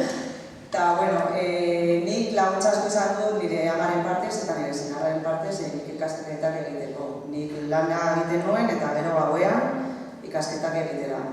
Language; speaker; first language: Basque; non-native, local second language; Spanish